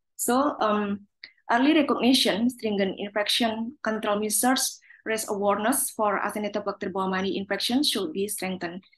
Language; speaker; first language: English; non-native, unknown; Indonesian